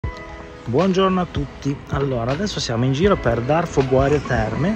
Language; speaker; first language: Italian; native; Italian